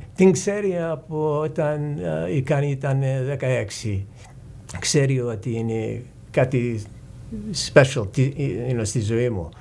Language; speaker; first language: Greek; early bilingual, heritage; English